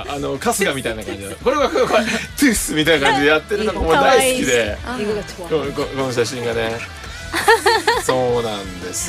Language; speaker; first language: Japanese; native; Japanese